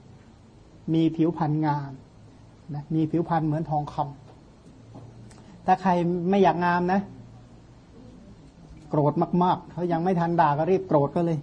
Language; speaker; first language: Thai; non-native, local second language; Khmer